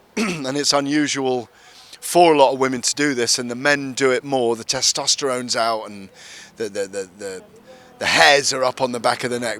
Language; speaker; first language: English; native; English